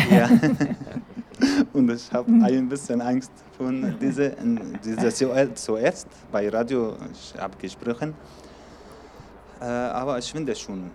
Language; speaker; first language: German; non-native, learner; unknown